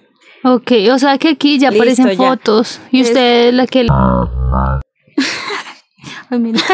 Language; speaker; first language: Spanish; native; Spanish